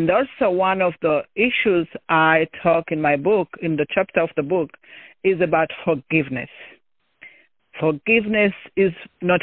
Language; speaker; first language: English; non-native, local second language; Kinyarwanda